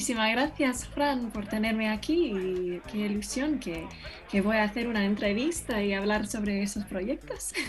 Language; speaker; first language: Spanish; non-native, fluent; English